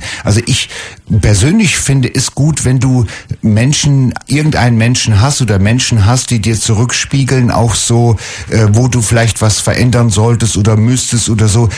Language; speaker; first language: German; native; German